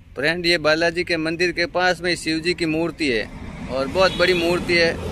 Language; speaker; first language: Hindi; native; Hindi